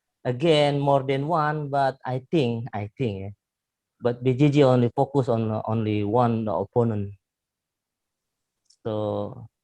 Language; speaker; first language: English; non-native, learner; Indonesian